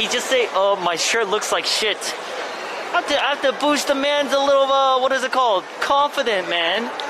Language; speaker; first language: English; early bilingual, other home language; Chinese